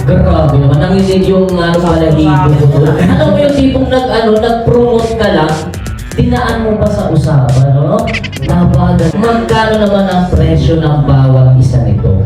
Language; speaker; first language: Filipino; native; Filipino